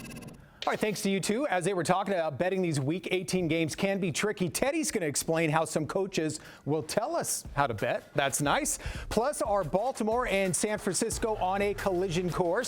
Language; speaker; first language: English; native; English